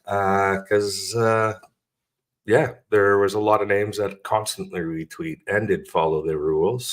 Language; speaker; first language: English; native; English